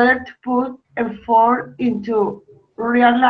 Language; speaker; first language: English; non-native, learner; Spanish